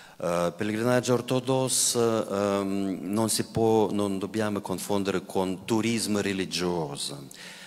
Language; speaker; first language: Italian; non-native, fluent; Russian